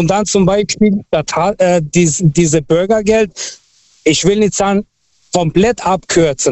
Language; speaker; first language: German; non-native, fluent; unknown